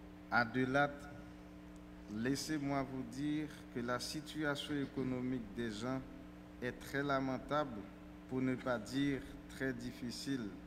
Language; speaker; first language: French; native; French